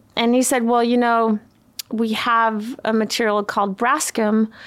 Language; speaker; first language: English; early bilingual, other home language; Swedish